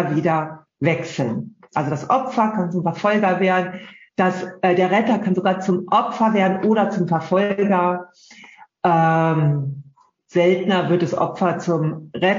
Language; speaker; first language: German; native; German